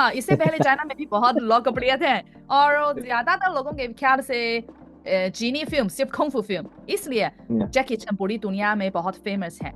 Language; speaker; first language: Hindi; non-native, fluent; Chinese